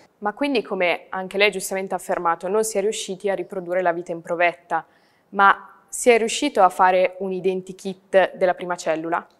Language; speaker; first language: Italian; native; Italian